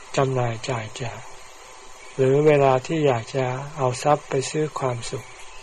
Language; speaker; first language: Thai; native; Thai